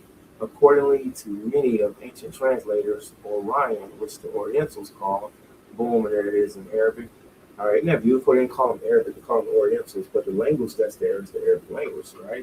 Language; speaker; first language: English; native; English